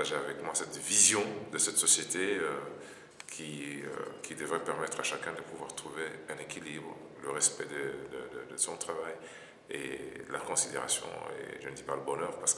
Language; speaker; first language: French; non-native, local second language; Lingala